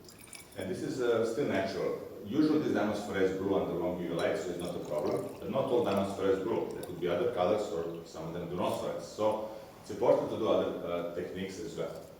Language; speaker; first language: English; non-native, fluent; Serbian